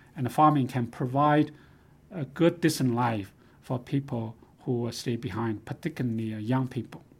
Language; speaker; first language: English; non-native, fluent; Chinese